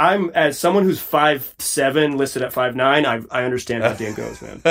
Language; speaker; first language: English; native; English